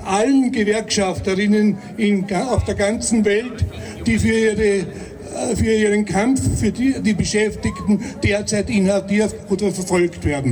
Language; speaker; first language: German; native; German